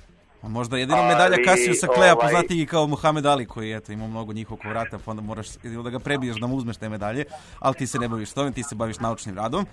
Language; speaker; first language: Serbian; native; Serbian